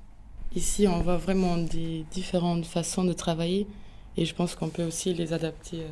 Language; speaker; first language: French; non-native, local second language; Luxembourgish